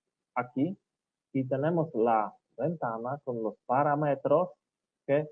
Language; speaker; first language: Spanish; non-native, learner; Polish